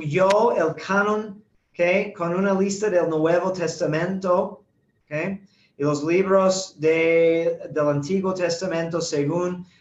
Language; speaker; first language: Spanish; non-native, fluent; English